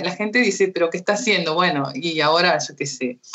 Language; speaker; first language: Spanish; early bilingual, heritage; Spanish